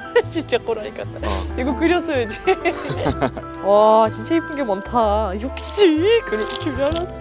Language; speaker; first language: Korean; non-native, fluent; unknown